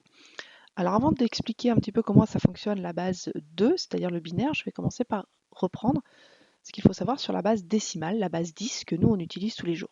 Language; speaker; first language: French; native; French